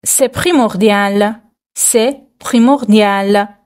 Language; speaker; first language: French; non-native, fluent; Persian